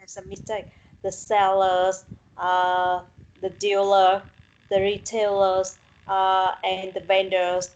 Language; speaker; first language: English; non-native, learner; Vietnamese